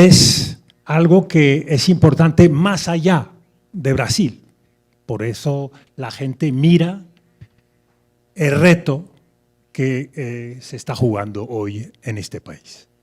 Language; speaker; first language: Spanish; non-native, fluent; French